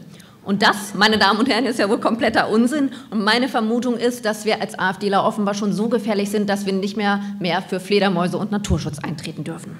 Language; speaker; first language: German; native; German